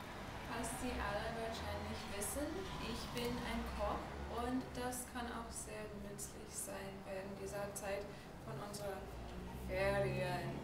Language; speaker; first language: German; non-native, fluent; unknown